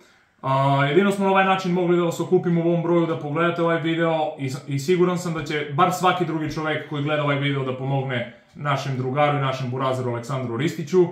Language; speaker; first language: Serbian; native; Serbian